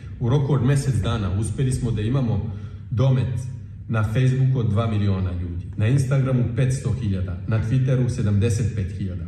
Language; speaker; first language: Serbian; non-native, fluent; French